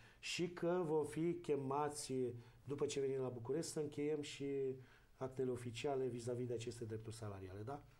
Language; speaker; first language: Romanian; native; Romanian